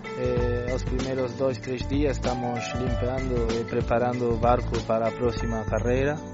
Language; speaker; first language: Portuguese; non-native, learner; Spanish